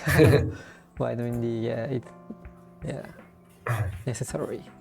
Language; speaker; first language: English; non-native, learner; Japanese